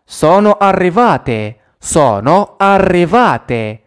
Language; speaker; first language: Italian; non-native, fluent; Arabic